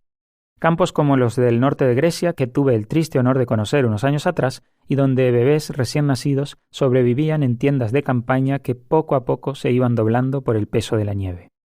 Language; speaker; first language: Spanish; native; Spanish